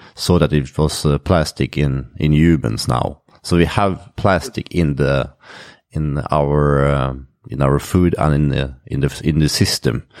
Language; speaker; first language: English; non-native, fluent; Norwegian